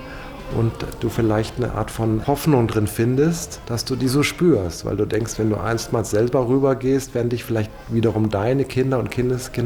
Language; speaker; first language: German; native; German